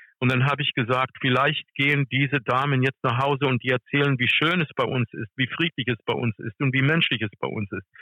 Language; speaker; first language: German; early bilingual, other home language; English